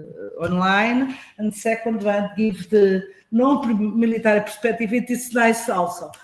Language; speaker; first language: English; non-native, fluent; Portuguese